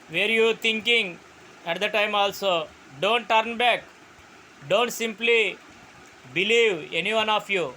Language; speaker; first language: English; non-native, local second language; Telugu